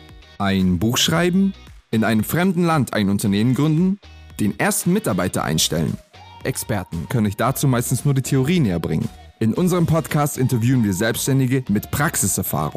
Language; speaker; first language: German; native; German